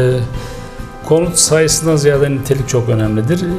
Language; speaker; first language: Turkish; native; Turkish